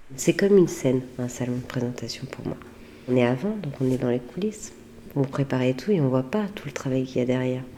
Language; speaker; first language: French; native; French